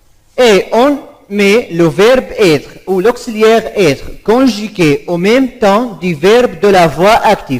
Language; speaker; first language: French; non-native, fluent; Arabic